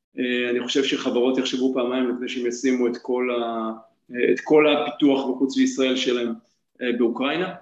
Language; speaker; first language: Hebrew; native; Hebrew